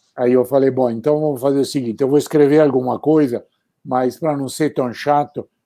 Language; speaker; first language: Portuguese; non-native, fluent; Italian